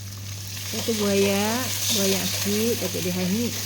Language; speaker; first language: Malay; native; Malay